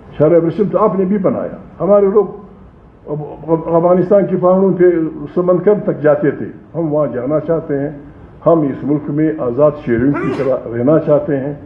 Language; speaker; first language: Urdu; non-native, local second language; Pashto